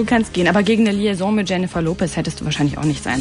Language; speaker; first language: German; native; German